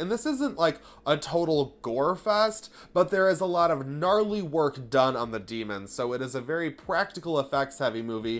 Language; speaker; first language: English; native; English